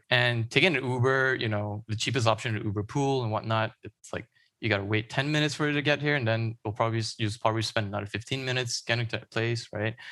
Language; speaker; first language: English; non-native, local second language; Chinese